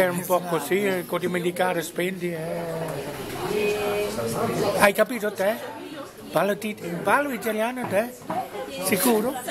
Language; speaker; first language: Italian; non-native, learner; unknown